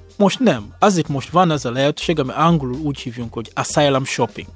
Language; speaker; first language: Hungarian; non-native, fluent; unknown